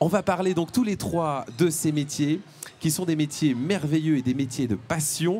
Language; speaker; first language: French; native; French